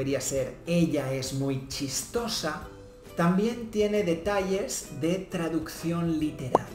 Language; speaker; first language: Spanish; native; Spanish